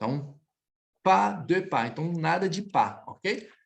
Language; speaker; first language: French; non-native, fluent; Portuguese